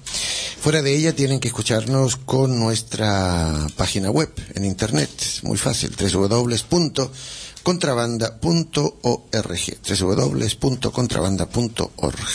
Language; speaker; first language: Spanish; native; Spanish